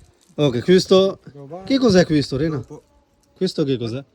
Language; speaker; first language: Italian; non-native, learner; Urdu